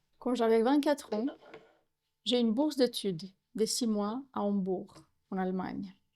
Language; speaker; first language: French; non-native, fluent; Romanian